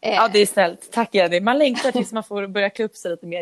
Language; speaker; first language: Swedish; native; Swedish